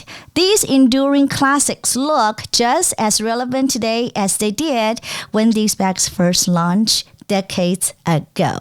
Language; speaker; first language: English; non-native, fluent; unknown